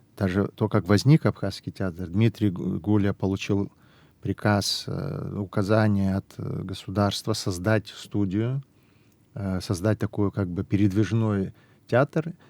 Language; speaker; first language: Russian; non-native, local second language; Abkhazian